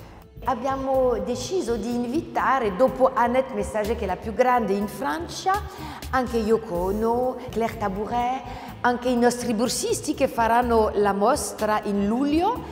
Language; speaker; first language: Italian; non-native, fluent; French